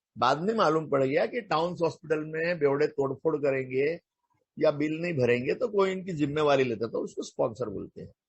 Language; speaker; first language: Hindi; non-native, local second language; Marathi